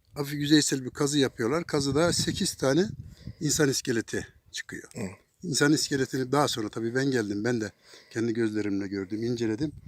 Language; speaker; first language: Turkish; native; Turkish